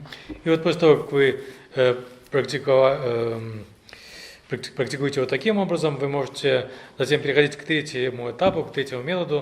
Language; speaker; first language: Russian; native; Russian